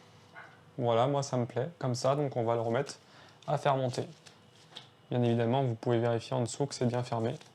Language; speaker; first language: French; native; French